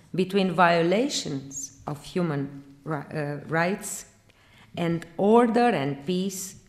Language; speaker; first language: English; non-native, fluent; Romanian